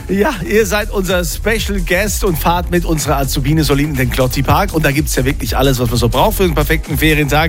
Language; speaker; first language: German; native; German